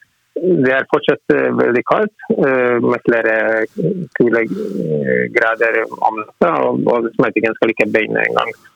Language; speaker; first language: Norwegian; non-native, fluent; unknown